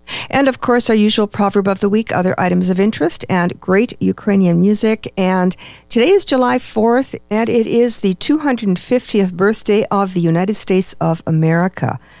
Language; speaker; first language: English; early bilingual, other home language; Ukrainian